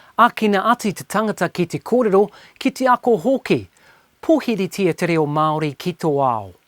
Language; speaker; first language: Māori; non-native, local second language; English